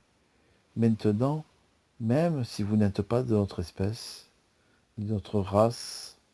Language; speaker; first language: French; native; French